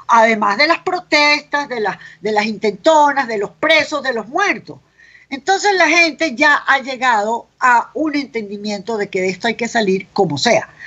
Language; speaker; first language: Spanish; native; Spanish